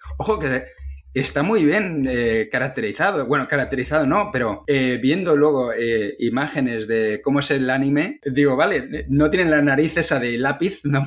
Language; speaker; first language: Spanish; native; Spanish